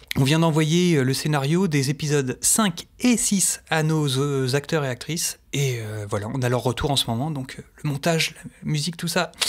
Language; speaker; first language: French; native; French